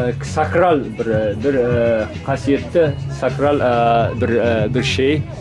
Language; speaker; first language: Turkish; non-native, learner; Hungarian